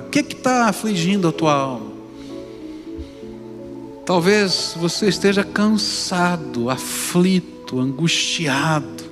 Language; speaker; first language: Portuguese; native; Portuguese